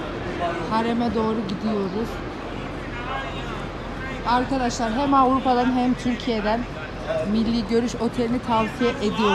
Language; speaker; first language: Turkish; native; Turkish